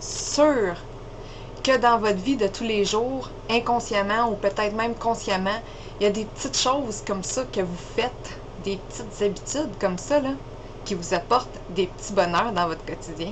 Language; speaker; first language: French; native; French